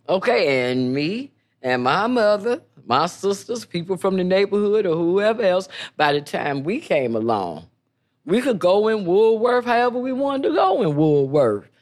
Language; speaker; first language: English; native; English